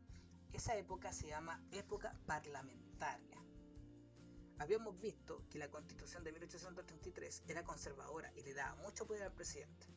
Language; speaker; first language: Spanish; native; Spanish